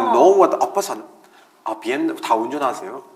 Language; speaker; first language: Korean; non-native, fluent; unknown